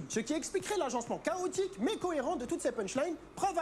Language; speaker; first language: French; native; French